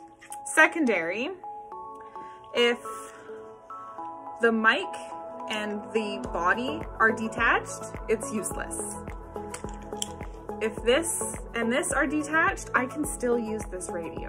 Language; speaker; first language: English; native; English